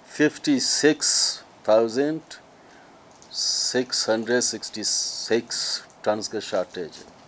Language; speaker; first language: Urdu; non-native, local second language; Baluchi